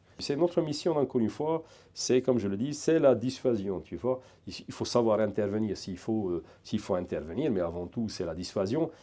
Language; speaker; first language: French; non-native, fluent; Hungarian